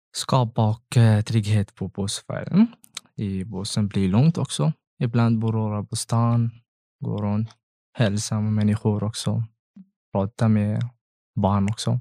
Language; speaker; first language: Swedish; non-native, learner; Tigrinya